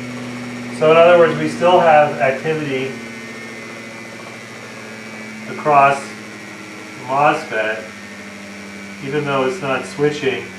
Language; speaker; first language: English; native; English